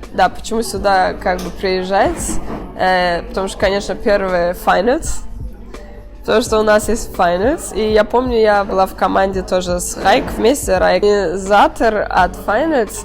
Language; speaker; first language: Russian; early bilingual, heritage; Russian